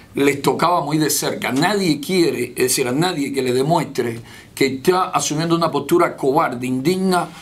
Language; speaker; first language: Spanish; native; Spanish